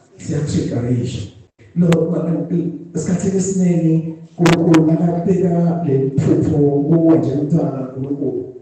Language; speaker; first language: Zulu; non-native, local second language; Swati